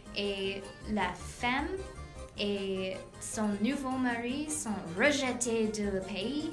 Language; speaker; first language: French; non-native, learner; English